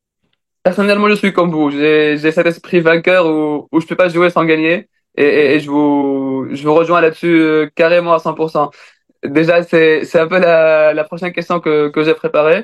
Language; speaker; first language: French; non-native, local second language; Arabic